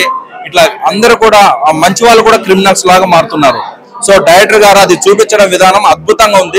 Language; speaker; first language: Telugu; native; Telugu